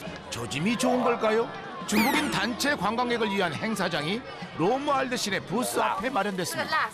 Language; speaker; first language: Korean; native; Korean